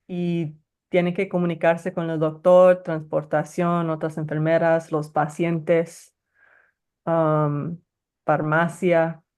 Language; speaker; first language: Spanish; early bilingual, heritage; Spanish